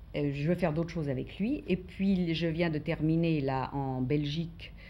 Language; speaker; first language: French; native; French